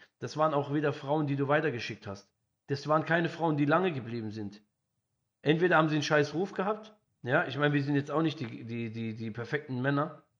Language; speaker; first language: German; early bilingual, other home language; Arabic